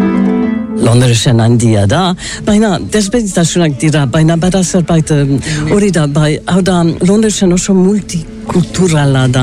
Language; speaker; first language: Basque; non-native, learner; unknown